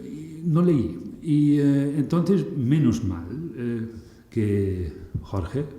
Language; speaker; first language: Spanish; non-native, fluent; German